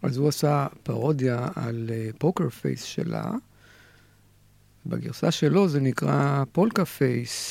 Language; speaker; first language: Hebrew; native; Hebrew